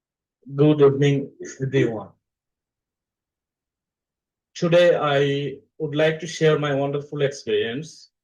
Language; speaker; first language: English; non-native, learner; Bangla